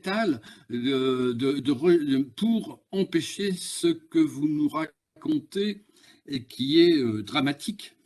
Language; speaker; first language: French; native; French